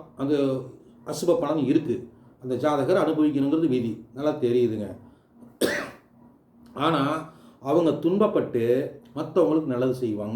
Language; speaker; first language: Tamil; native; Tamil